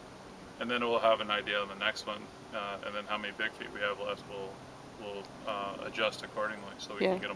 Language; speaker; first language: English; native; English